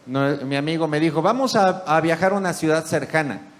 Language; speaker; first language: Spanish; native; Spanish